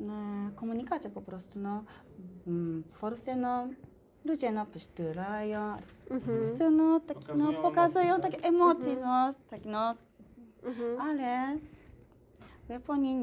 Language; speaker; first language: Polish; non-native, learner; Japanese